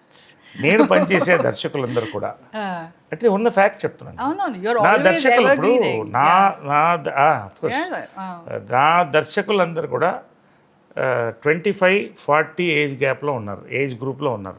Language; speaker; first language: Telugu; native; Telugu